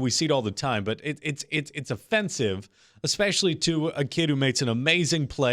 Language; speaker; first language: English; native; English